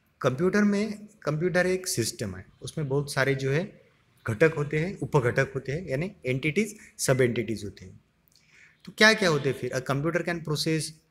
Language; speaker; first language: Hindi; non-native, local second language; Marathi